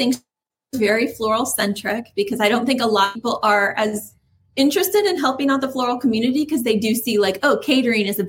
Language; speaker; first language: English; native; English